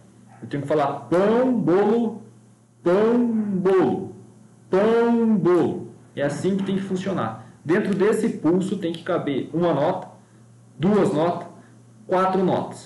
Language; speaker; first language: Portuguese; native; Portuguese